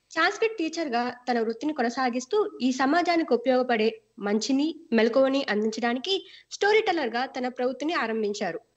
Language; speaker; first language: Telugu; native; Telugu